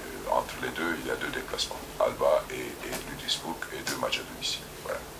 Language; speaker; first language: French; native; French